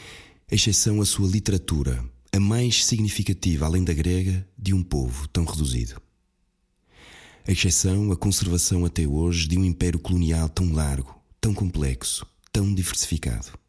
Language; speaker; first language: Portuguese; native; Portuguese